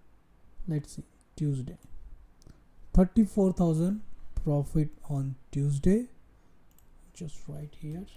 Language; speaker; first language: English; non-native, local second language; Hindi